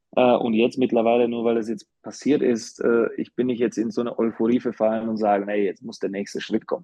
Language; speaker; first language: German; non-native, fluent; Slovak